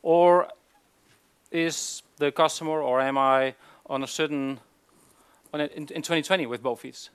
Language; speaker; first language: English; non-native, fluent; Dutch